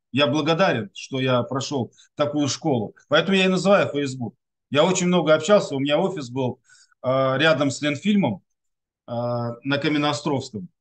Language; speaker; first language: Russian; non-native, local second language; Tatar